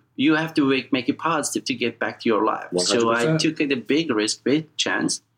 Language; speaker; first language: English; non-native, fluent; Turkish